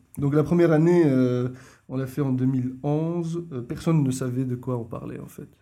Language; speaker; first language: French; non-native, local second language; Arabic